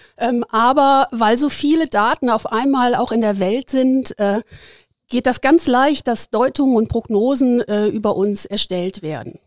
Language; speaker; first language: German; native; German